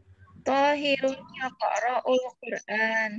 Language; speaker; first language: Arabic; non-native, learner; Indonesian